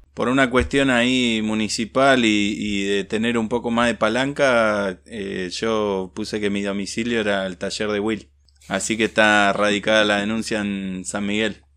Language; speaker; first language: Spanish; native; Spanish